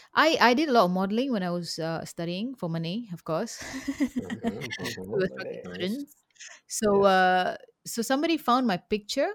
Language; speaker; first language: English; native; English